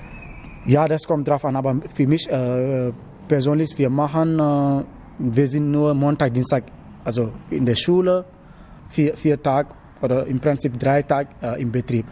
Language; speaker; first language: German; non-native, learner; Wolof